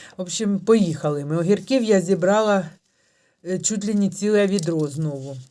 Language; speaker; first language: Ukrainian; native; Ukrainian